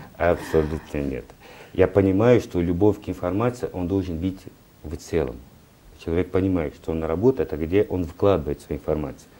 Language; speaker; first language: Russian; non-native, learner; Portuguese